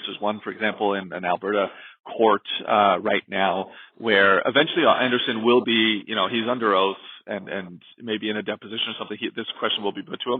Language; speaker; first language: English; native; English